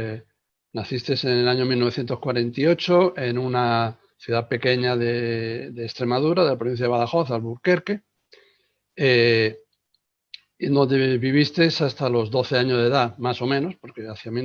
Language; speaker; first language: Spanish; native; Spanish